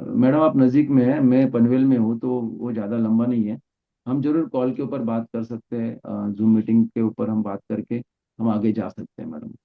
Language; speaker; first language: Hindi; non-native, local second language; Marathi